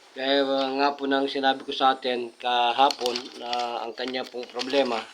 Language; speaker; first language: Filipino; native; Filipino